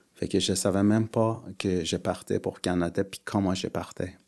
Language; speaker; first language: French; early bilingual, other home language; Persian